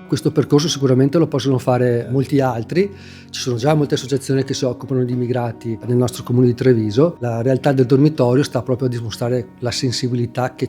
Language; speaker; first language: Italian; native; Italian